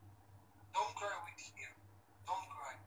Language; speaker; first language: English; non-native, learner; Romany